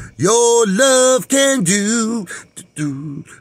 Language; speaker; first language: English; native; English